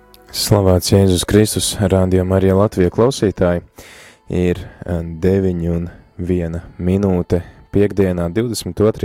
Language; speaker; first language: Latvian; native; Latvian